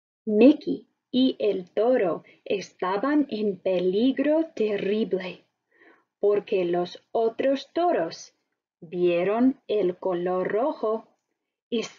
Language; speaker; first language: Spanish; non-native, fluent; English